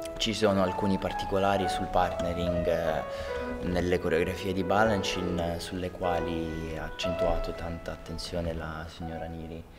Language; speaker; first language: Italian; non-native, fluent; Russian